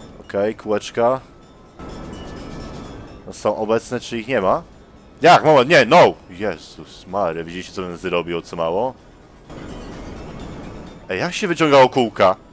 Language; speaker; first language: Polish; native; Polish